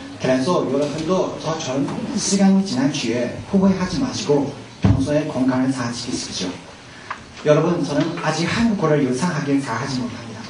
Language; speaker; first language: Korean; non-native, learner; Chinese